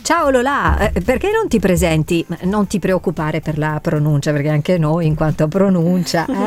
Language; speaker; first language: Italian; native; Italian